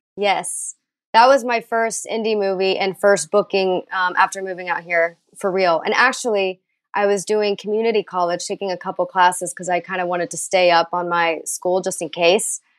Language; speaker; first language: English; native; English